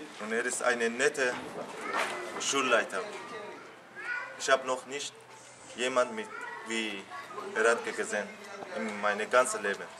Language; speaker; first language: German; non-native, learner; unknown